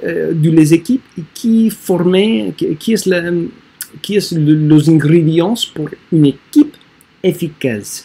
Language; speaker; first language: French; non-native, learner; English